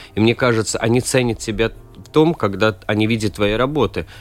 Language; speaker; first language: Russian; non-native, local second language; Latvian